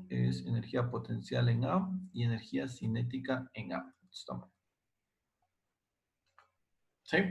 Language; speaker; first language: Spanish; native; Spanish